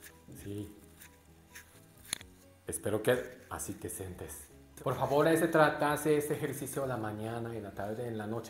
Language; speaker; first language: Spanish; non-native, learner; Japanese